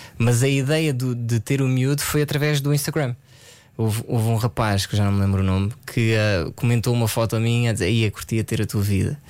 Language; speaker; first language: Portuguese; early bilingual, other home language; French